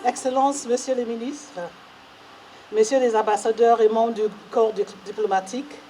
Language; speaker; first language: French; non-native, learner; English